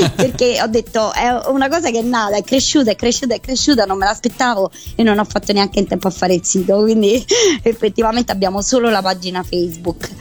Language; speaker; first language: Italian; native; Italian